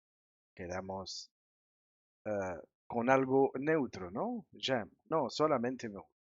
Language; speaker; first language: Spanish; non-native, fluent; French